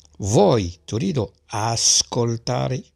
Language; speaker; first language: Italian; non-native, learner; Arabic